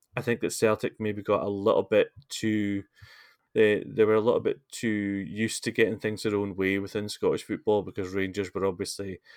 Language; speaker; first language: English; native; English